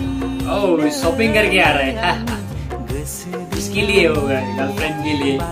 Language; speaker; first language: Hindi; non-native, local second language; Kok Borok